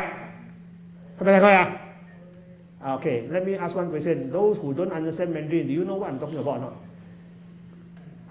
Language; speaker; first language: English; non-native, local second language; Chinese